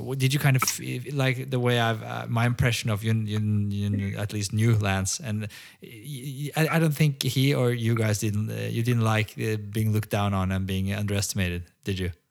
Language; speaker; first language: English; non-native, fluent; Norwegian